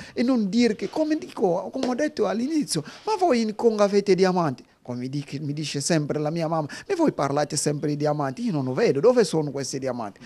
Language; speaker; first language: Italian; non-native, fluent; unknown